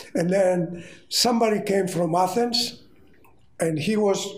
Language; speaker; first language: English; non-native, fluent; Greek